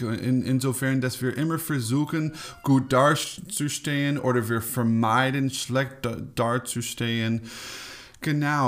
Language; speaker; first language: German; non-native, fluent; English